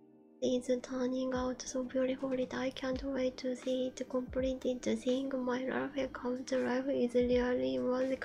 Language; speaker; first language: English; non-native, learner; Japanese